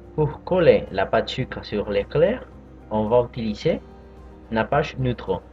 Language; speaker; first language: French; non-native, fluent; Spanish